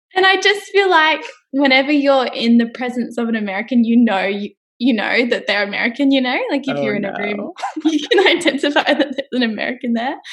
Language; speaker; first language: English; native; English